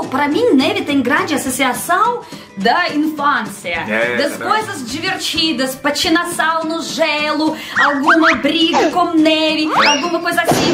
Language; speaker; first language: Portuguese; non-native, learner; Russian